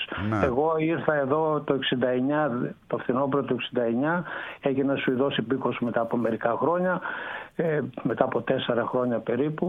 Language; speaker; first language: Greek; early bilingual, other home language; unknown